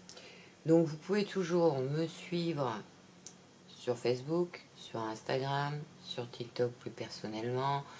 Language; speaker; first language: French; native; French